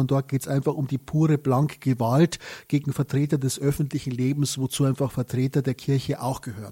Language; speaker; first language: German; native; German